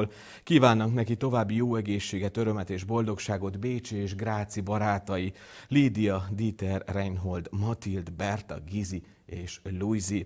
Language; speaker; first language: Hungarian; native; Hungarian